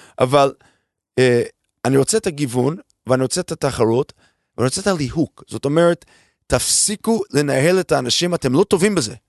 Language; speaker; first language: Hebrew; non-native, fluent; English